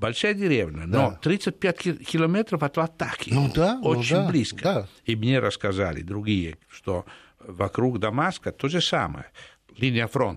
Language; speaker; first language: Russian; non-native, fluent; Italian